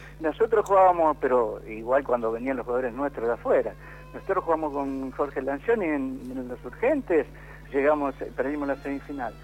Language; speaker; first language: Spanish; native; Spanish